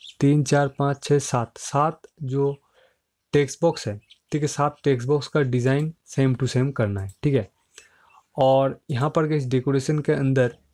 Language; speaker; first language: Hindi; native; Hindi